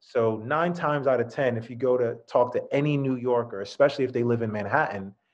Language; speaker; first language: English; native; English